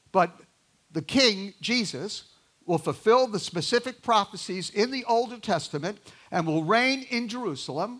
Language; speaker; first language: English; native; English